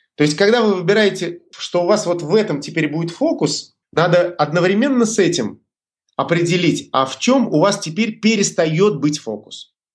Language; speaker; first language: Russian; native; Russian